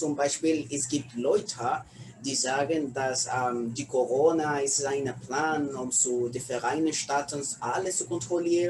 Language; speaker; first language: German; non-native, learner; Spanish